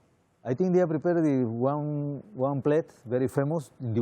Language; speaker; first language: English; non-native, learner; Spanish